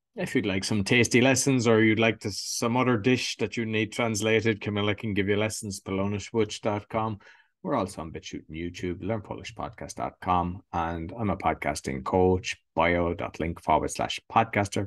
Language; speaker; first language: English; native; English